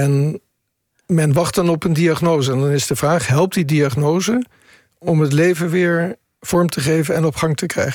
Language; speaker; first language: Dutch; native; Dutch